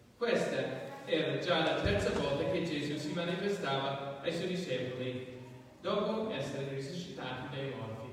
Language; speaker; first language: Italian; non-native, fluent; English